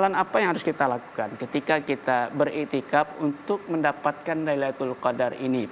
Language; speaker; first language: Indonesian; native; Indonesian